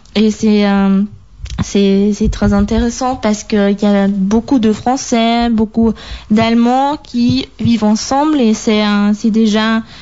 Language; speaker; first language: French; non-native, fluent; German